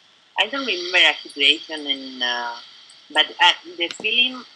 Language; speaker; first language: English; non-native, learner; Spanish